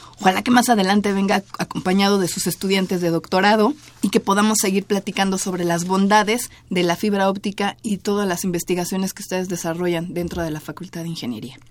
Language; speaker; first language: Spanish; native; Spanish